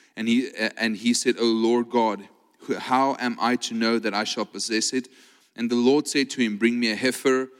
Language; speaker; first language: English; non-native, local second language; Afrikaans